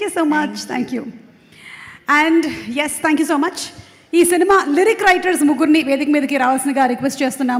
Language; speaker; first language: Telugu; native; Telugu